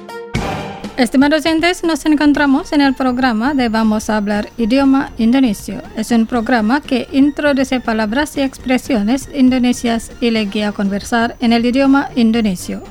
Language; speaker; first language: Spanish; non-native, fluent; Indonesian